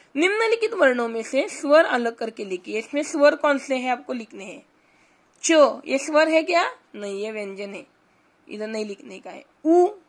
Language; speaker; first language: Hindi; non-native, local second language; Marathi